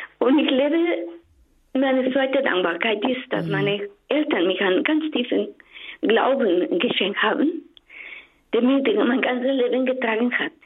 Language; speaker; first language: German; non-native, fluent; Spanish